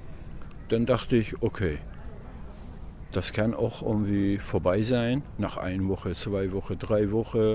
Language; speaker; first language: German; non-native, learner; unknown